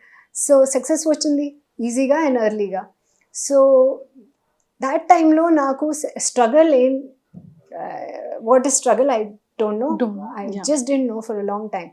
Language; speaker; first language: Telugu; non-native, local second language; Hindi